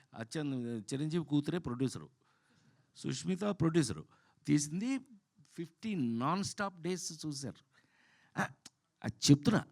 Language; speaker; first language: Telugu; native; Telugu